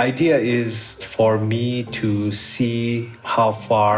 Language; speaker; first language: English; non-native, local second language; Sherpa